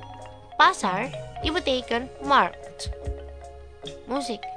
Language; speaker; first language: Dutch; non-native, learner; Indonesian